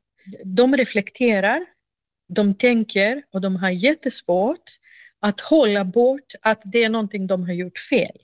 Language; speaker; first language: Swedish; non-native, fluent; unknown